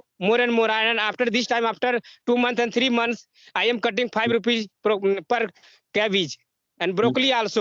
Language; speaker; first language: English; non-native, learner; Hindi